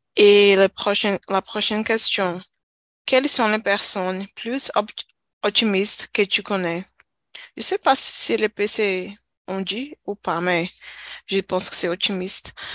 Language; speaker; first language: French; non-native, learner; Portuguese